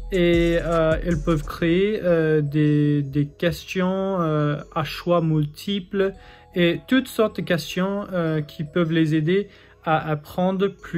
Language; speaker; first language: French; non-native, fluent; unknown